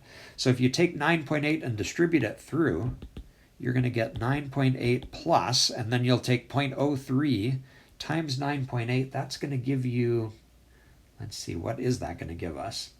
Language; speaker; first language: English; native; English